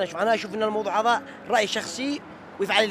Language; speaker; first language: Arabic; native; Arabic